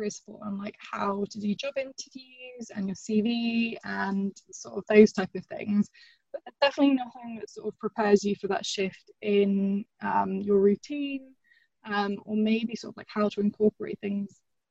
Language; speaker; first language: English; native; English